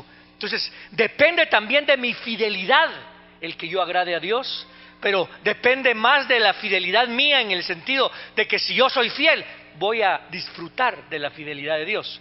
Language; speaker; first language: Spanish; native; Spanish